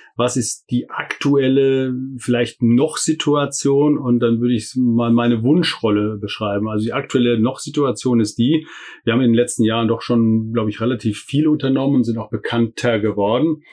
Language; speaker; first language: German; native; German